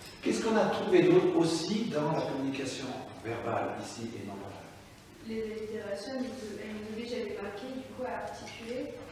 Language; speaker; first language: French; native; French